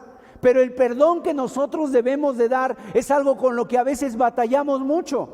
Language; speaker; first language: Spanish; native; Spanish